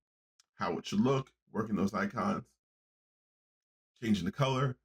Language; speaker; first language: English; native; English